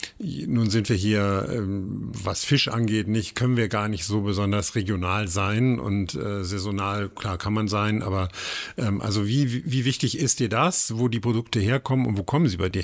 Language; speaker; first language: German; native; German